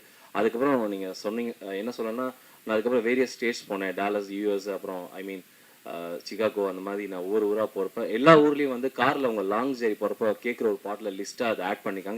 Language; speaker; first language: Tamil; native; Tamil